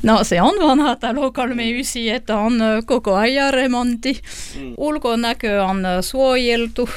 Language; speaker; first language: Finnish; non-native, learner; French